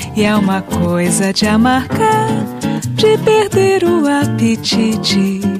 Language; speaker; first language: English; early bilingual, other home language; Portuguese